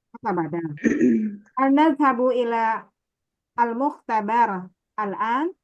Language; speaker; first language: Arabic; non-native, learner; Indonesian